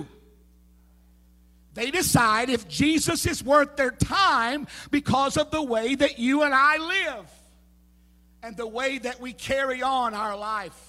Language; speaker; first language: English; native; English